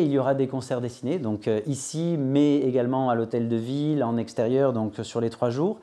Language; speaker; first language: French; native; French